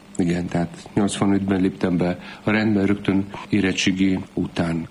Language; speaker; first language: Hungarian; non-native, fluent; Polish